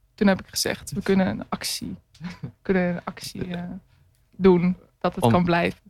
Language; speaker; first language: Dutch; native; Dutch